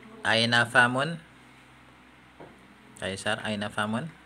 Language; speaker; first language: Arabic; non-native, fluent; Indonesian